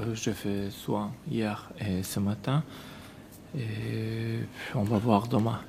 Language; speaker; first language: French; non-native, learner; Serbian